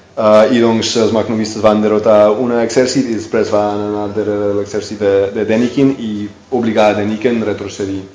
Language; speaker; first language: Catalan; non-native, fluent; English